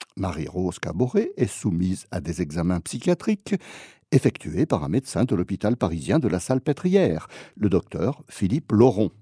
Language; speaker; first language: French; native; French